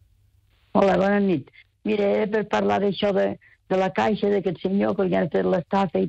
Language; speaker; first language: Catalan; native; Catalan